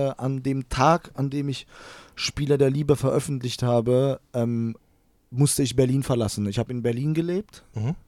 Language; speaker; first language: German; native; German